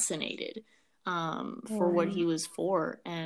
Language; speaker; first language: English; early bilingual, other home language; Amharic